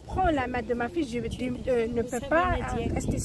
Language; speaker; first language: French; non-native, learner; Arabic